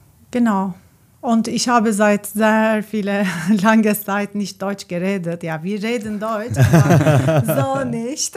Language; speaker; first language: German; non-native, learner; Turkish